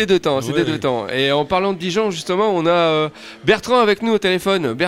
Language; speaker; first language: French; native; French